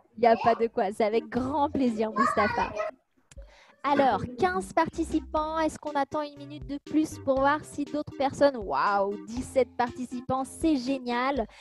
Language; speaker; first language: French; native; French